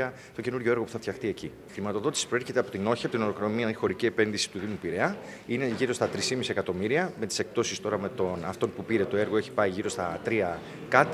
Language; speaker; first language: Greek; native; Greek